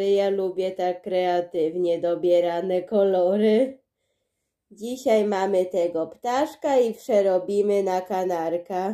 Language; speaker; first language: Polish; early bilingual, heritage; Polish